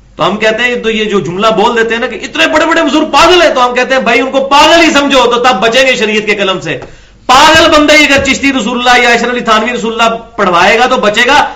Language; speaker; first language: Urdu; non-native, local second language; Punjabi